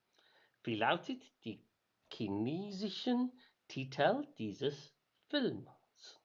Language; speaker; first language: German; non-native, learner; English